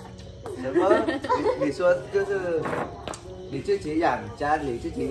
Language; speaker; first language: Chinese; non-native, learner; Vietnamese